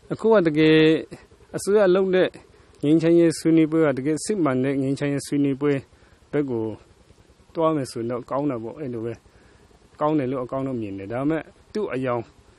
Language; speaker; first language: Burmese; non-native, local second language; Kachin